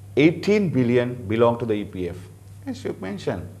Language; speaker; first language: English; non-native, local second language; Sinhala